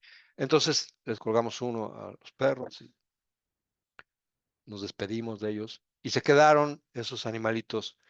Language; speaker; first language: Spanish; native; Spanish